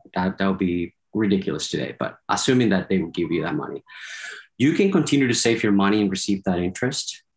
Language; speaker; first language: English; non-native, fluent; Spanish